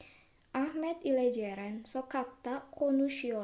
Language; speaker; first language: Turkish; non-native, fluent; Indonesian